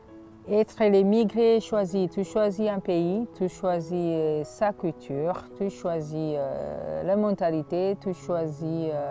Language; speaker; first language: French; non-native, fluent; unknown